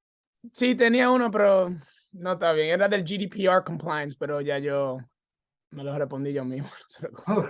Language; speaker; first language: Spanish; early bilingual, heritage; English